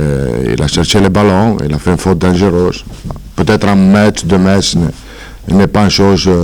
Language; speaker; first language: French; non-native, fluent; Italian